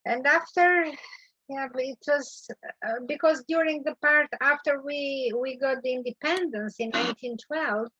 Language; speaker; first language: English; non-native, learner; Albanian